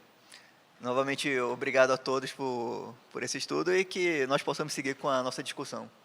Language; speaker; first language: Portuguese; native; Portuguese